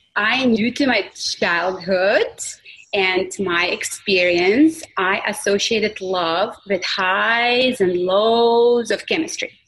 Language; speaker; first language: English; non-native, fluent; Russian